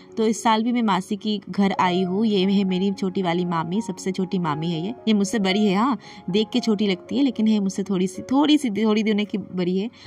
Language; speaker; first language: Hindi; non-native, local second language; Bangla